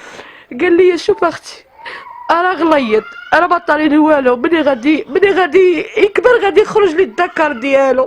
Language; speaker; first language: Arabic; native; Arabic